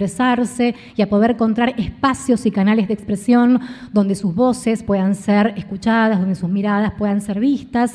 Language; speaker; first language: Spanish; native; Spanish